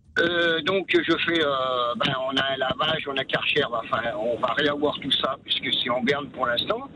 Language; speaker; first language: French; native; French